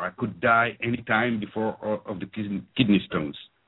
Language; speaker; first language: English; non-native, fluent; French